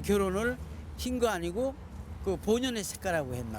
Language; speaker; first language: Korean; native; Korean